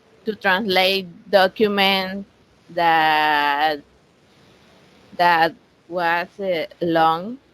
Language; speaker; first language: English; non-native, learner; Spanish